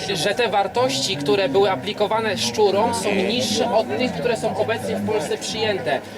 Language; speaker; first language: Polish; native; Polish